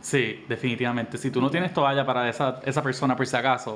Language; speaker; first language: Spanish; native; Spanish